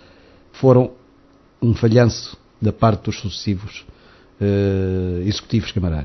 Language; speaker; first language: Portuguese; native; Portuguese